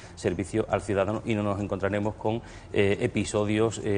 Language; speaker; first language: Spanish; native; Spanish